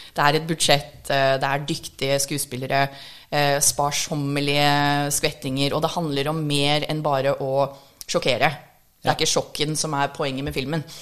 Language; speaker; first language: Norwegian; non-native, fluent; English